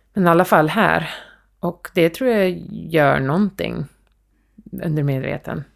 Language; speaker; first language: Swedish; early bilingual, heritage; Swedish